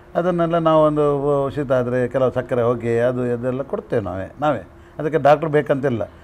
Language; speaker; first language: Kannada; non-native, local second language; Tulu